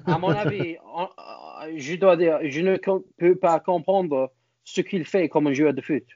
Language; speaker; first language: French; non-native, learner; English